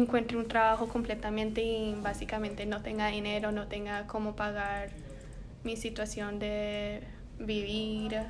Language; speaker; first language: Spanish; early bilingual, heritage; Spanish